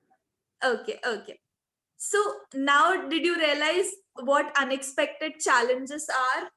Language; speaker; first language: English; non-native, local second language; Hindi